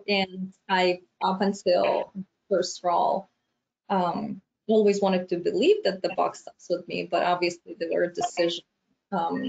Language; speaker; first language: English; non-native, fluent; Romanian